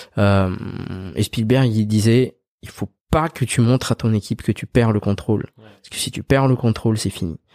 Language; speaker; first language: French; early bilingual, other home language; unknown